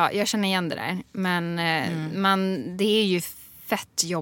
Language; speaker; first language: Swedish; native; Swedish